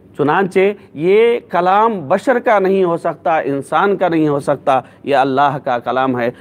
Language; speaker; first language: Urdu; native; Urdu